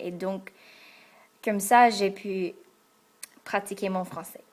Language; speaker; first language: French; non-native, fluent; English